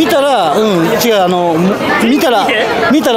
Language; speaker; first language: Japanese; native; Japanese